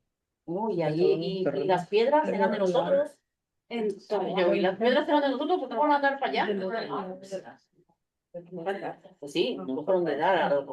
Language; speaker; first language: Spanish; native; Spanish